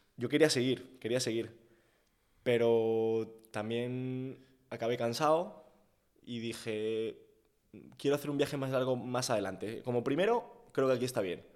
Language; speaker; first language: Spanish; native; Spanish